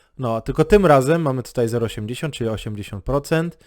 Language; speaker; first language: Polish; native; Polish